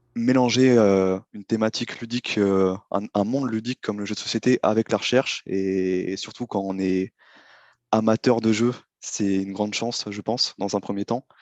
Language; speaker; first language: French; native; French